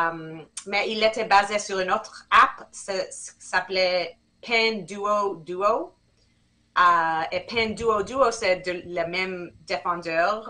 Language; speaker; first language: French; non-native, fluent; English